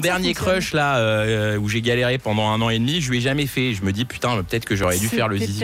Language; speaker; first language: French; native; French